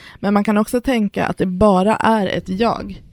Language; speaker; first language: Swedish; early bilingual, other home language; Persian